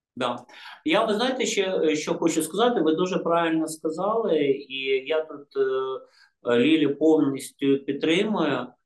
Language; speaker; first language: Ukrainian; non-native, local second language; Russian